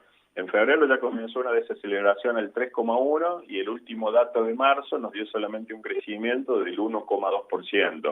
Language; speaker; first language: Spanish; native; Spanish